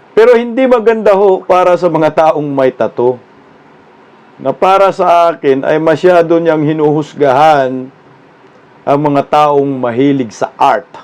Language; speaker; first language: Filipino; non-native, local second language; Cebuano